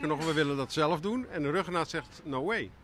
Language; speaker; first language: Dutch; native; Dutch